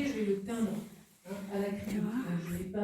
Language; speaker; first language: French; native; French